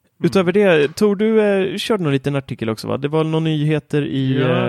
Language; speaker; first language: Swedish; native; Swedish